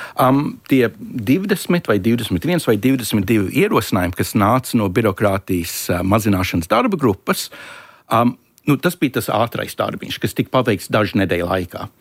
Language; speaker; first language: Latvian; early bilingual, heritage; Latvian